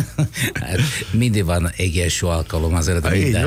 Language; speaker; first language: Hungarian; non-native, fluent; Italian